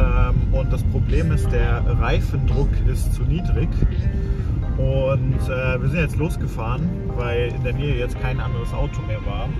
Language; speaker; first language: German; native; German